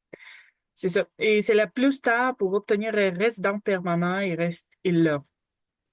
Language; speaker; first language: French; non-native, learner; Ukrainian